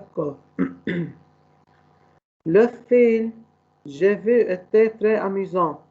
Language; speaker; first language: French; non-native, learner; Arabic